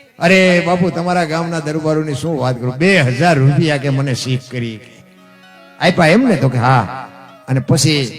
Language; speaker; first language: Gujarati; native; Gujarati